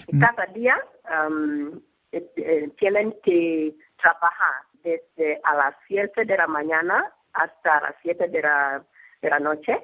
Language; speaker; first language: Spanish; non-native, learner; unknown